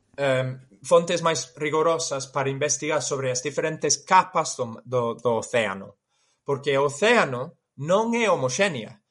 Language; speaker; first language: Galician; non-native, fluent; English